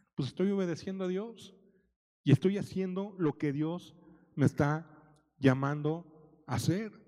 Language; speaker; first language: Spanish; native; Spanish